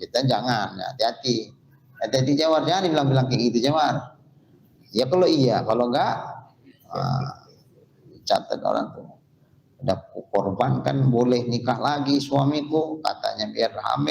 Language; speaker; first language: Indonesian; native; Indonesian